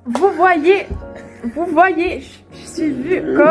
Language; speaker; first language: French; non-native, fluent; Swedish